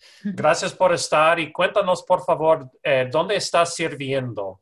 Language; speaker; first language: Spanish; non-native, fluent; English